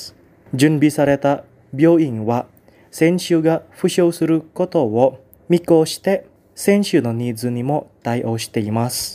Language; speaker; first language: Japanese; non-native, fluent; Indonesian